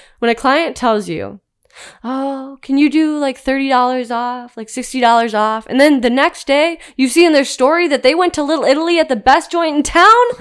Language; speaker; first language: English; native; English